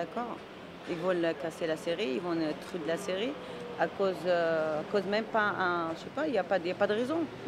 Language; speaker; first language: French; non-native, fluent; Arabic